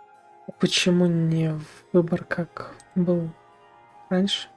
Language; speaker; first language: Russian; native; Russian